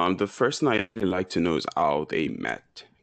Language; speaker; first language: English; non-native, local second language; Yoruba